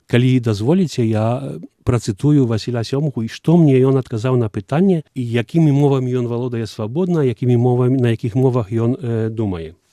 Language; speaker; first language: Belarusian; early bilingual, heritage; Belarusian